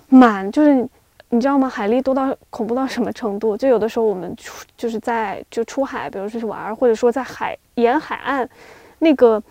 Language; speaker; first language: Chinese; native; Chinese